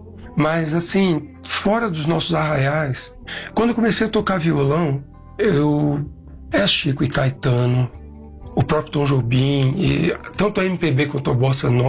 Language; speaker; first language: Portuguese; native; Portuguese